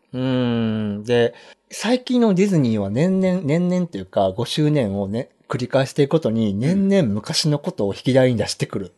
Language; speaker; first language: Japanese; native; Japanese